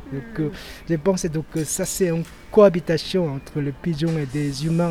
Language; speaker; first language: French; non-native, learner; Korean